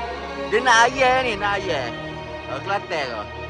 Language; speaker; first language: Malay; native; Malay